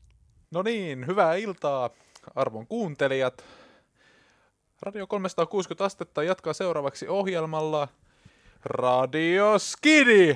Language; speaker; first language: Finnish; native; Finnish